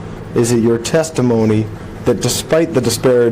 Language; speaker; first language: English; native; English